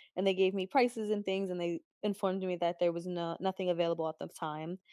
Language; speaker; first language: English; native; English